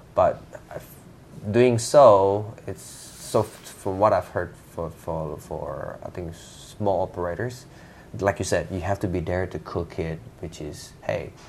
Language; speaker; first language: English; non-native, fluent; Indonesian